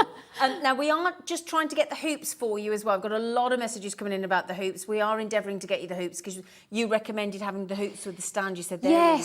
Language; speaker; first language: English; native; English